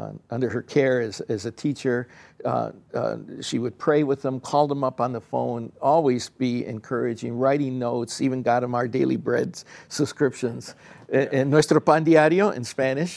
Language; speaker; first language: English; early bilingual, other home language; Spanish